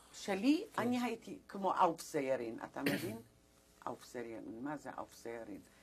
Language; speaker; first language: Hebrew; non-native, fluent; Polish